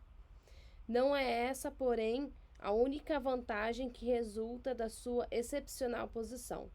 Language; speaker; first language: Portuguese; native; Portuguese